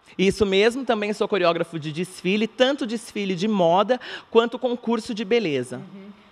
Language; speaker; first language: Portuguese; native; Portuguese